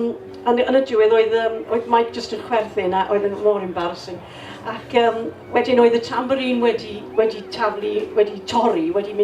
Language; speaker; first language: Welsh; non-native, local second language; English